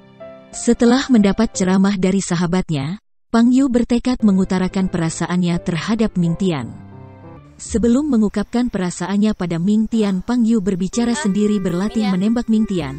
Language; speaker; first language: Indonesian; native; Indonesian